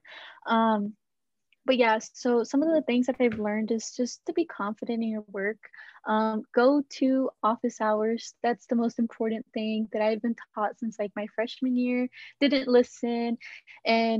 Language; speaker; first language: English; native; English